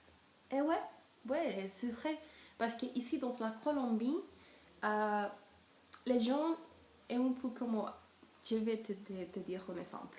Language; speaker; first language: French; non-native, learner; Spanish